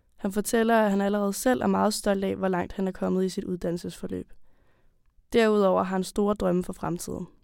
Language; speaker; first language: Danish; native; Danish